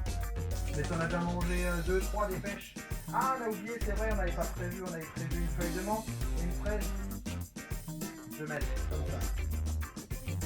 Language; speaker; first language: French; native; French